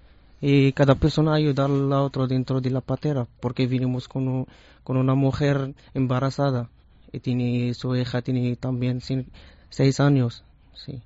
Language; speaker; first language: Spanish; non-native, learner; Arabic